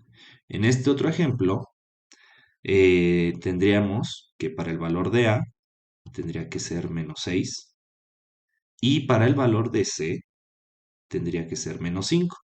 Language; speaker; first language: Spanish; native; Spanish